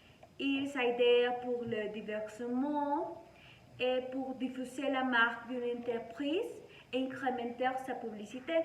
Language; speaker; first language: French; non-native, learner; Spanish